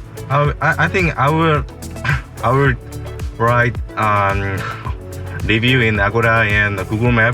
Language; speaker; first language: English; non-native, learner; Korean